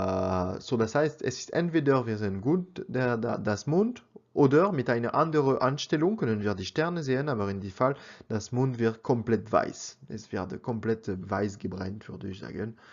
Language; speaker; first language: German; non-native, learner; French